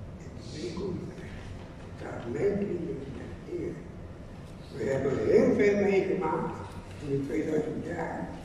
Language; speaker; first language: Dutch; non-native, fluent; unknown